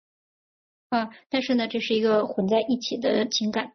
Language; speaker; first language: Chinese; native; Chinese